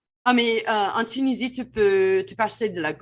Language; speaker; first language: French; non-native, fluent; English